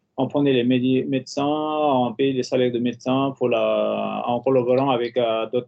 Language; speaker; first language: French; non-native, fluent; Nepali